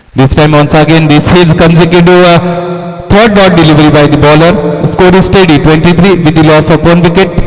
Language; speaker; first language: English; non-native, local second language; Marathi